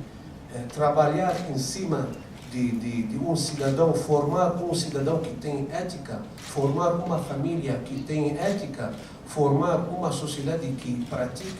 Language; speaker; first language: Portuguese; non-native, fluent; Arabic